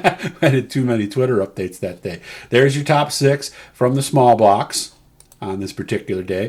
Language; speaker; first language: English; native; English